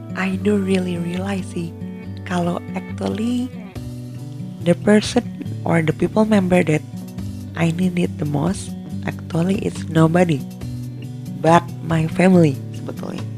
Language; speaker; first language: English; non-native, learner; Indonesian